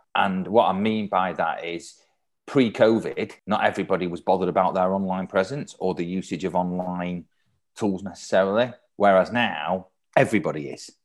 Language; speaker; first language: English; native; English